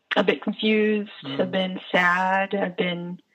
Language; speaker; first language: English; non-native, fluent; Portuguese